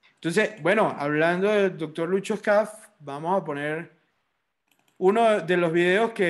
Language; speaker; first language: Spanish; native; Spanish